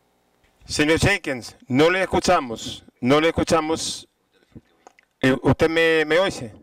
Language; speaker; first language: Spanish; non-native, fluent; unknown